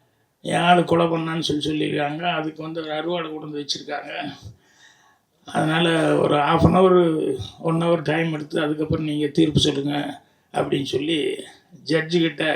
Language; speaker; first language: Tamil; native; Tamil